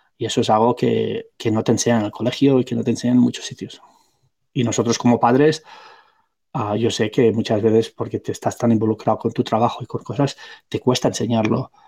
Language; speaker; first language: Spanish; non-native, local second language; Catalan